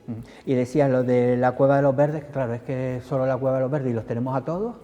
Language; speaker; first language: Spanish; native; Spanish